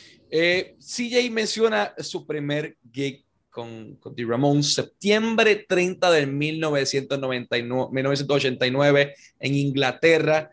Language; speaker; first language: Spanish; native; Spanish